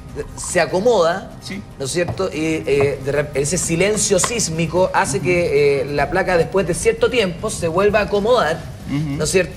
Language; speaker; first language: Spanish; native; Spanish